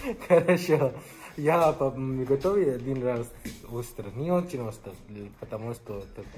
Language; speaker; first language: Russian; non-native, learner; Hindi